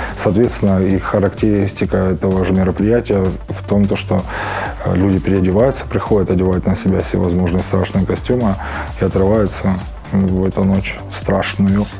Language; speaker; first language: Russian; native; Russian